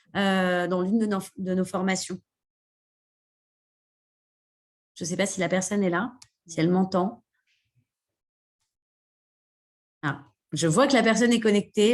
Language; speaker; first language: French; native; French